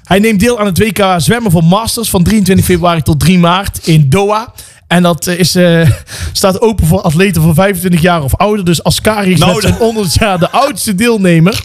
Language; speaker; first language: Dutch; native; Dutch